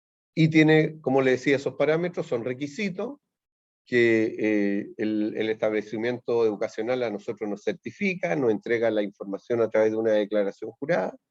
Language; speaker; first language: Spanish; native; Spanish